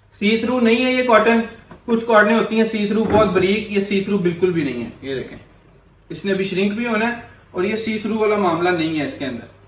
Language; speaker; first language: Urdu; non-native, local second language; Punjabi